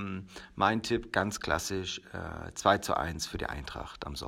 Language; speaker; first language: German; native; German